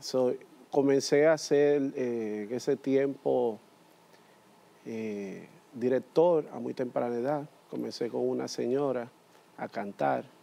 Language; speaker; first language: Spanish; native; Spanish